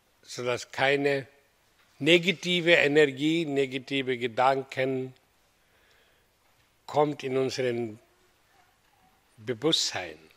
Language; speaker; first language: German; non-native, learner; Hindi